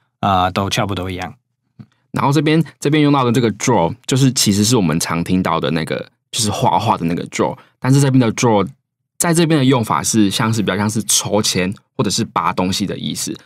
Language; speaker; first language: Chinese; native; Chinese